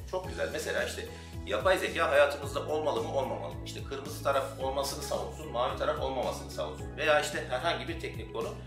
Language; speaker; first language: Turkish; native; Turkish